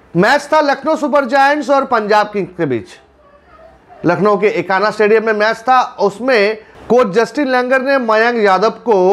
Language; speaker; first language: Hindi; non-native, local second language; Bangla